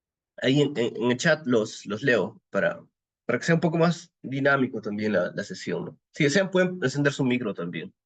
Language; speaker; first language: Spanish; native; Spanish